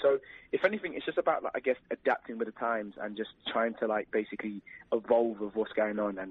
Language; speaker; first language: English; native; English